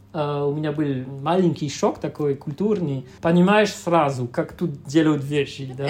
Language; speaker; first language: Russian; non-native, fluent; French